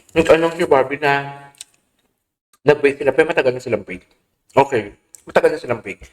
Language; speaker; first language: Filipino; native; Filipino